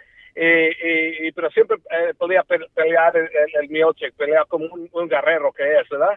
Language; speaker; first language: Spanish; early bilingual, heritage; Spanish